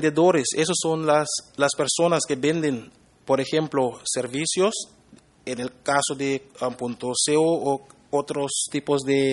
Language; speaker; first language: Spanish; non-native, fluent; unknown